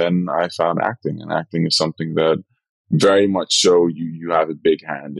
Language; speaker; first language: English; non-native, fluent; Dutch